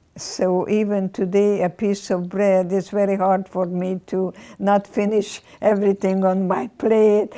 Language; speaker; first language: English; non-native, fluent; Hungarian